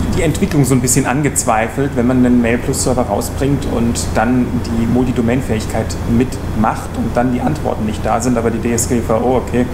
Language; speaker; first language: German; native; German